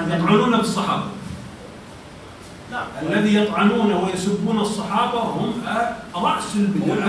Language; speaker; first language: Arabic; native; Arabic